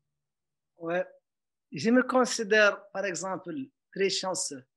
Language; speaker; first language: French; non-native, local second language; Arabic